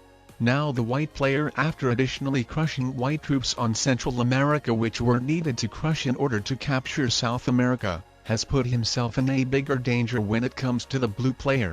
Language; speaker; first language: English; non-native, fluent; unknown